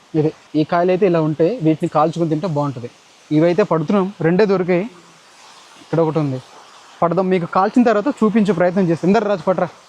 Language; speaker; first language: Telugu; non-native, local second language; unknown